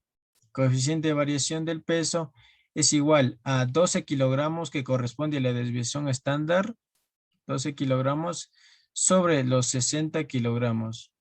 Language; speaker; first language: Spanish; native; Spanish